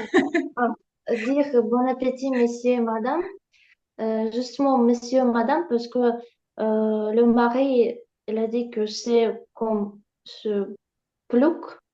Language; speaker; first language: French; non-native, learner; Ukrainian